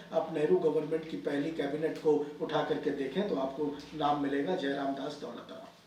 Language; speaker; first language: Hindi; native; Hindi